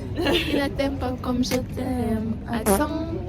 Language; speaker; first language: French; non-native, learner; Lithuanian